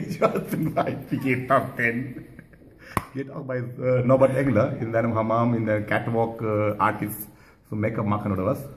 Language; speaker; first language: German; native; German